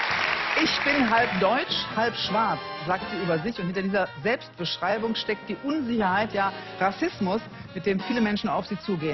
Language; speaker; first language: German; native; German